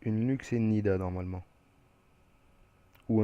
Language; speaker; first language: French; native; French